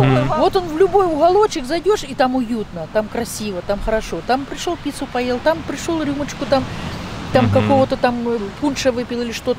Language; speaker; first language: Russian; native; Russian